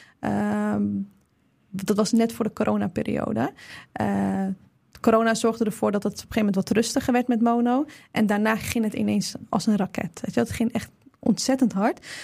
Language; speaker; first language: Dutch; early bilingual, other home language; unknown